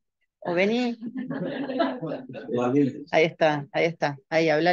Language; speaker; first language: Spanish; native; Spanish